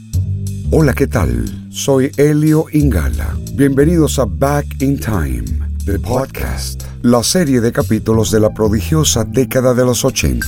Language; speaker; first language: Spanish; native; Spanish